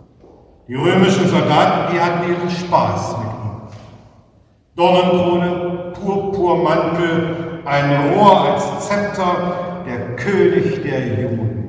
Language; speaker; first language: German; native; German